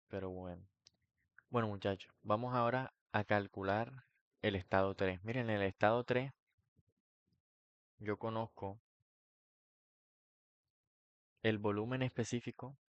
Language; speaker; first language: Spanish; native; Spanish